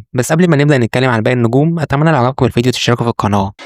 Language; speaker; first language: Arabic; native; Arabic